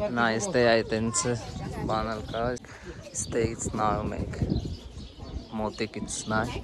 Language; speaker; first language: Armenian; non-native, learner; Hindi